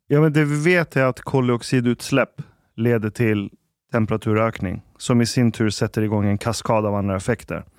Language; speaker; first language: Swedish; early bilingual, other home language; Arabic